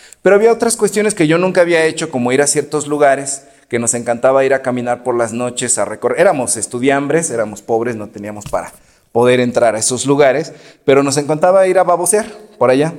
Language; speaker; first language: Spanish; native; Spanish